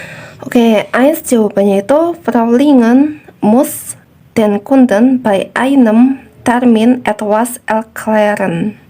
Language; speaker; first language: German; non-native, fluent; Indonesian